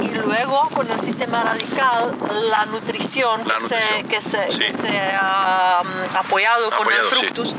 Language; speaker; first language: Spanish; non-native, fluent; Czech